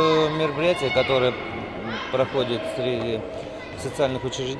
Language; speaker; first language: Russian; native; Russian